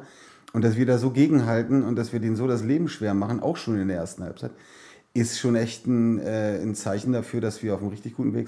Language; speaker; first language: German; native; German